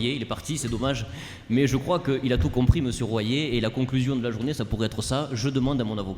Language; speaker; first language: French; native; French